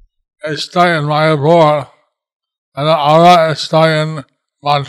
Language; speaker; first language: Spanish; non-native, learner; English